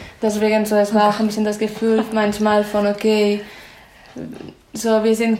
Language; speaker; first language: German; non-native, fluent; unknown